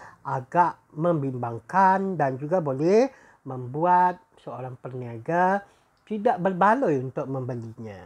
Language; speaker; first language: Malay; native; Malay